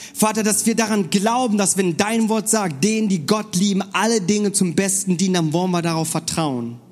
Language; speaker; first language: German; non-native, fluent; Korean